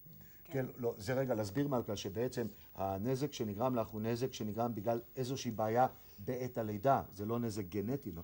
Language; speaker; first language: Hebrew; native; Hebrew